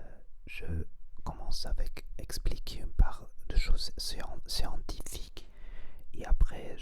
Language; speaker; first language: French; non-native, learner; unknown